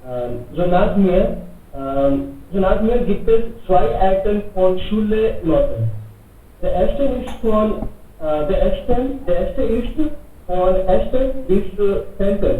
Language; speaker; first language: German; non-native, learner; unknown